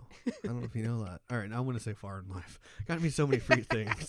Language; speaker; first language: English; native; English